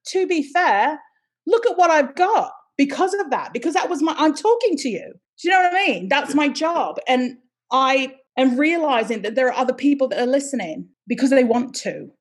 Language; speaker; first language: English; native; English